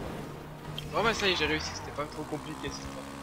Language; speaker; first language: French; native; French